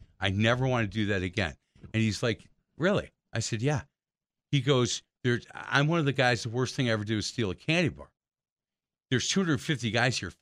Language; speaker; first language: English; native; English